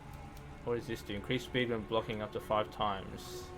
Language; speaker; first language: English; native; English